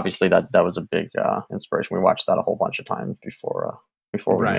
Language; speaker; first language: English; native; English